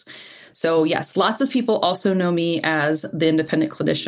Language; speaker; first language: English; native; English